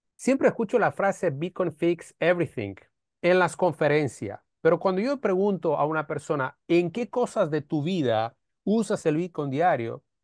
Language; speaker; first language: Spanish; non-native, fluent; Romanian